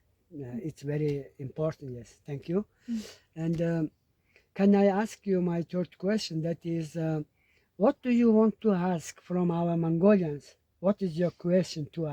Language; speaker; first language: English; non-native, learner; Mongolian